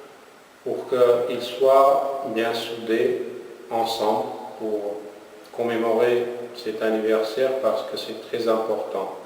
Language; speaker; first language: French; non-native, fluent; Armenian